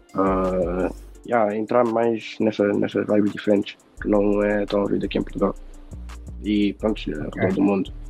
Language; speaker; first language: Portuguese; native; Portuguese